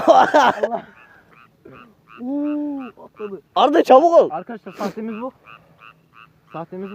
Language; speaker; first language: Turkish; native; Turkish